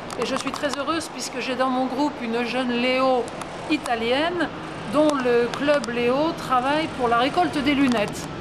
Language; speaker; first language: French; native; French